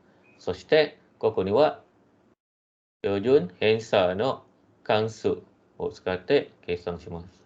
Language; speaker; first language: Japanese; non-native, fluent; Malay